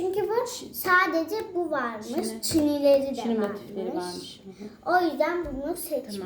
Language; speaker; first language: Turkish; native; Turkish